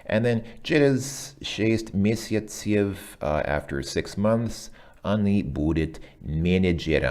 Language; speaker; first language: Russian; non-native, fluent; English